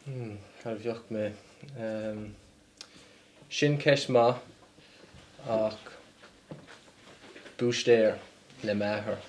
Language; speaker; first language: Irish; non-native, local second language; English